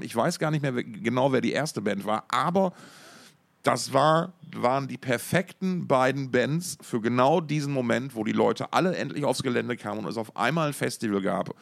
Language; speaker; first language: German; native; German